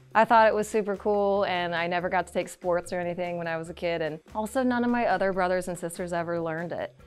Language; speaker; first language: English; native; English